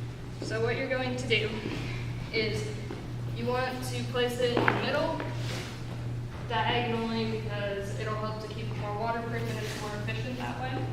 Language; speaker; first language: English; native; English